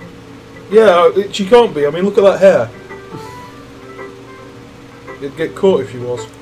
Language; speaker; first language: English; native; English